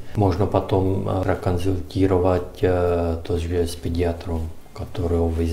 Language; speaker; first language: Russian; non-native, learner; Czech